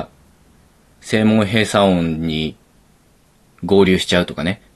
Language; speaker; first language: Japanese; native; Japanese